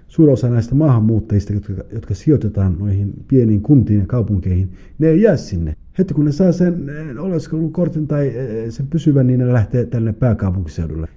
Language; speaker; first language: Finnish; early bilingual, other home language; Somali